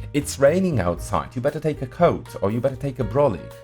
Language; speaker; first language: English; non-native, fluent; Polish